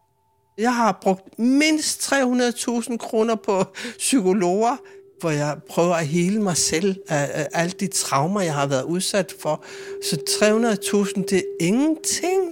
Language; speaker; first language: Swedish; non-native, fluent; Kalaallisut